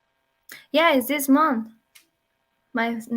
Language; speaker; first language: English; non-native, learner; Spanish